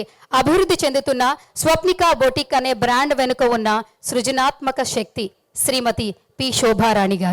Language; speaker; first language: Telugu; native; Telugu